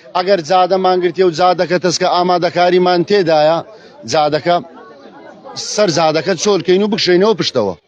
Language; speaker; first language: Central Kurdish; native; Central Kurdish